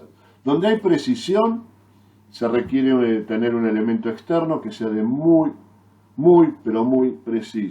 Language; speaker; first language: Spanish; native; Spanish